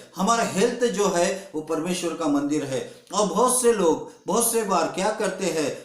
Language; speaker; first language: Hindi; non-native, local second language; Kannada